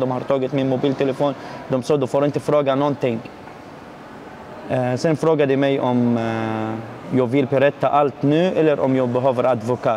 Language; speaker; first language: Swedish; non-native, learner; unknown